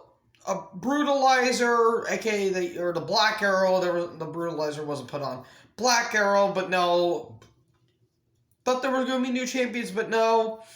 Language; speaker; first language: English; native; English